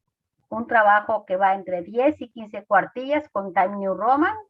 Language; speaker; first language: Spanish; native; Spanish